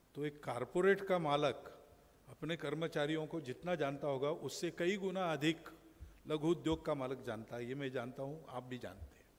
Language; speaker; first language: Hindi; non-native, local second language; Marathi